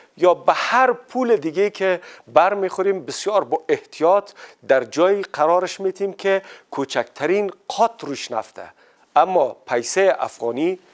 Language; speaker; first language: Persian; native; Persian